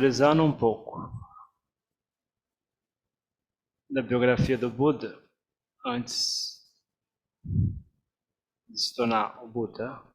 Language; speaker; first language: Portuguese; native; Portuguese